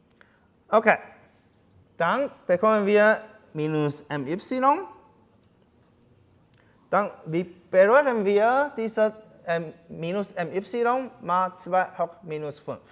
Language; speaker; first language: German; non-native, fluent; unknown